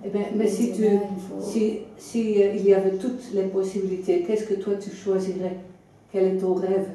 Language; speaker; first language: French; non-native, fluent; Dutch